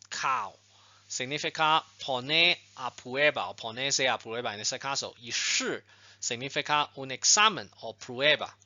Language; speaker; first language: Spanish; non-native, fluent; Chinese